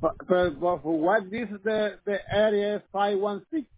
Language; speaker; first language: English; non-native, learner; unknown